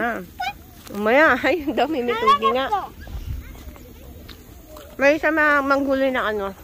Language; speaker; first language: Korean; non-native, learner; Filipino